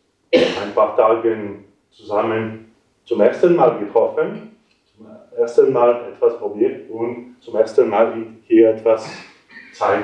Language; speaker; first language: German; non-native, learner; French